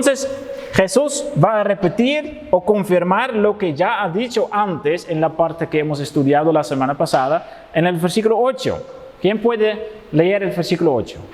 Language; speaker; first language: Spanish; non-native, fluent; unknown